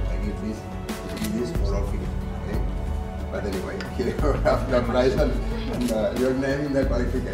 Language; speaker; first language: English; non-native, learner; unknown